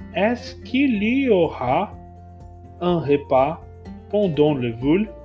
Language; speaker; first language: French; non-native, fluent; Portuguese